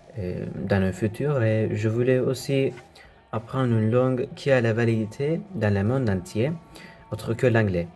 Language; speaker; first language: French; non-native, learner; Turkish